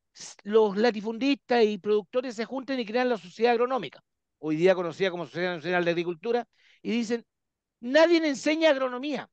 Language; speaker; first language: Spanish; native; Spanish